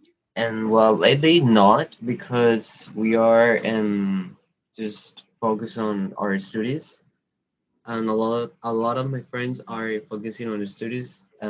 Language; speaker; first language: English; non-native, learner; Spanish